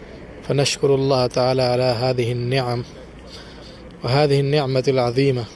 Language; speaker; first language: Arabic; non-native, fluent; Urdu